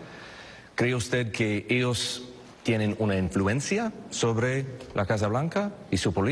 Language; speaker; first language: Spanish; non-native, fluent; English